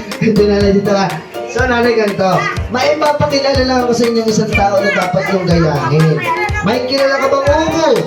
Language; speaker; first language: Filipino; native; Filipino